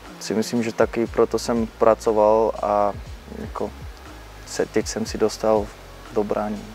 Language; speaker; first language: Czech; non-native, fluent; Dutch